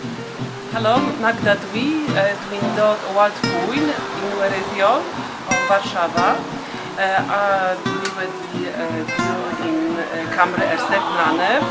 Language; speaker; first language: Welsh; non-native, fluent; Polish